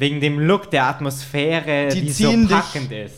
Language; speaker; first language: German; native; German